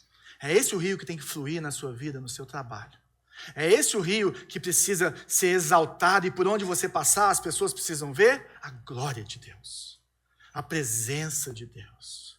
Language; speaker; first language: Portuguese; native; Portuguese